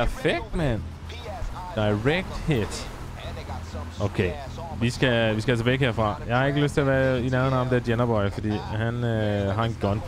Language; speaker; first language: Danish; native; Danish